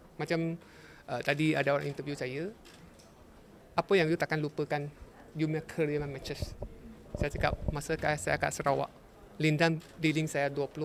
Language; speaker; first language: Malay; non-native, local second language; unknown